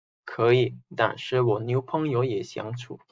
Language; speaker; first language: Chinese; non-native, fluent; Uzbek